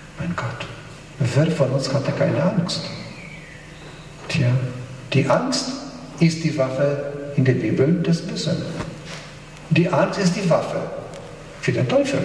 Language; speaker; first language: German; non-native, fluent; Polish